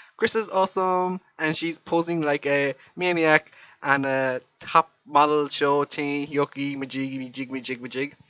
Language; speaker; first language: English; native; English